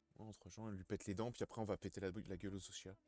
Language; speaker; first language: French; native; French